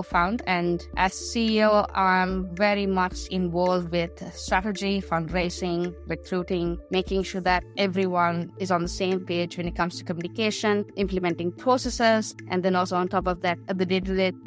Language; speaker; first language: English; non-native, local second language; Sinhala